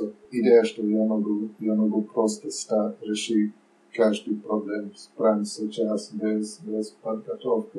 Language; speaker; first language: Russian; non-native, fluent; English